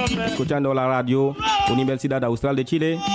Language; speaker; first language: Spanish; non-native, learner; Haitian Creole